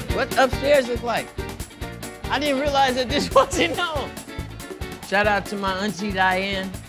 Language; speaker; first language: English; native; English